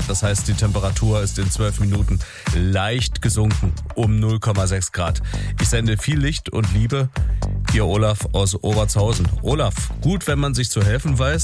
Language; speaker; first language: German; native; German